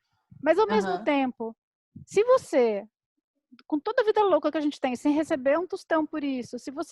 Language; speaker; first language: Portuguese; native; Portuguese